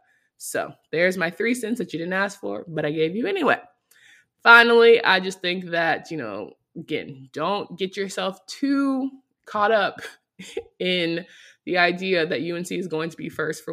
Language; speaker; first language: English; native; English